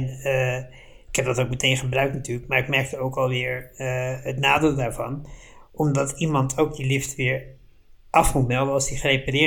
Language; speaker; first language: Dutch; native; Dutch